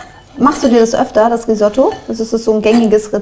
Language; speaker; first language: German; native; German